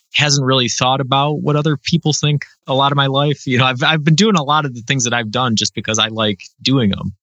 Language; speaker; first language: English; native; English